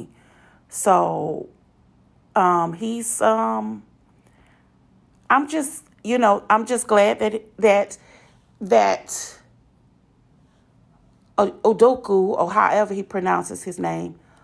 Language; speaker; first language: English; native; English